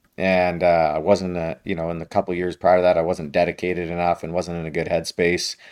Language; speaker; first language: English; native; English